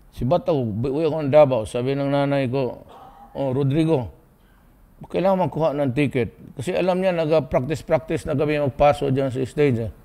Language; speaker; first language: Filipino; non-native, local second language; Cebuano